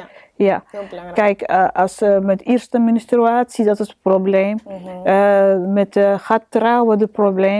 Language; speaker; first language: Dutch; non-native, learner; Arabic